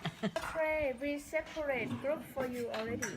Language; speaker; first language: English; non-native, learner; Thai